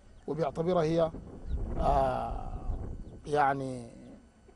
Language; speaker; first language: Arabic; native; Arabic